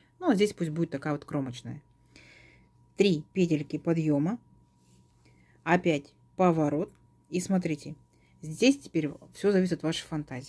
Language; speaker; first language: Russian; native; Russian